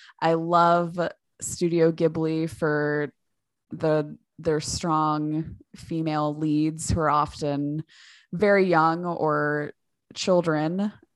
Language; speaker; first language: English; native; English